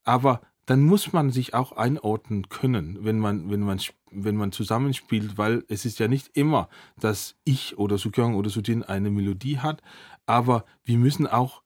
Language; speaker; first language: German; non-native, fluent; Danish